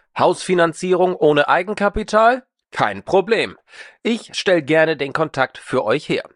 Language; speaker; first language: German; native; German